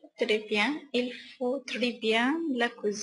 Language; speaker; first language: French; non-native, learner; Arabic